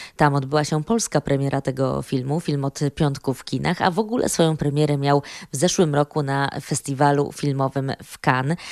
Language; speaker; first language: Polish; native; Polish